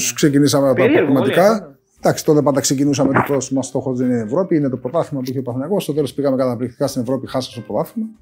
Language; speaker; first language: Greek; native; Greek